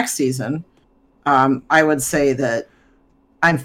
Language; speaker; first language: English; native; English